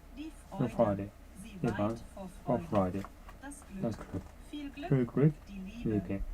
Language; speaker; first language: German; non-native, learner; Japanese